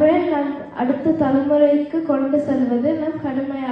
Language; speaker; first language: Tamil; early bilingual, heritage; Tamil